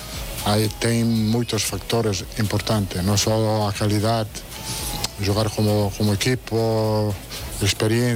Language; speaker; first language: Portuguese; non-native, fluent; Italian